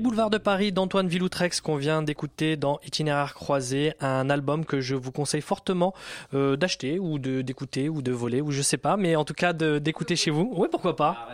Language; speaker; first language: French; native; French